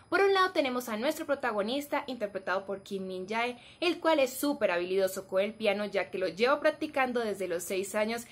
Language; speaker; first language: Spanish; native; Spanish